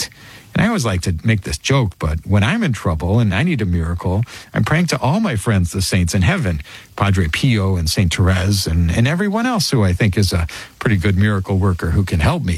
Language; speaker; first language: English; native; English